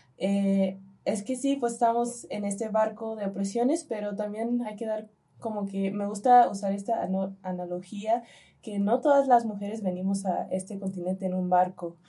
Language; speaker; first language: Spanish; early bilingual, heritage; Spanish